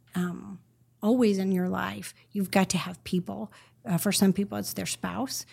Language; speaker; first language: English; native; English